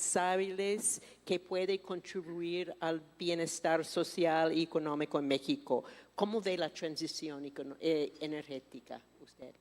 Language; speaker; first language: Spanish; non-native, fluent; English